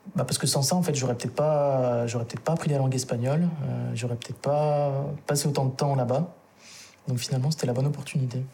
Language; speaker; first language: French; native; French